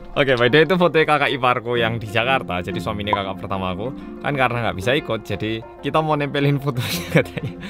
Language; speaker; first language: Indonesian; early bilingual, other home language; Korean